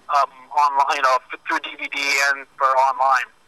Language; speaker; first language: English; native; English